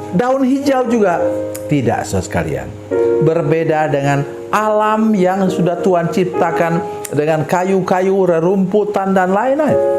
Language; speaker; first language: Indonesian; non-native, local second language; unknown